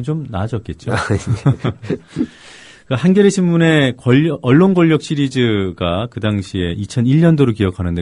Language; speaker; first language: Korean; native; Korean